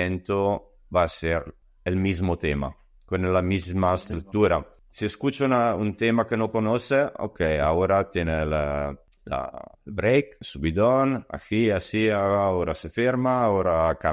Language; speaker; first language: Spanish; non-native, learner; Italian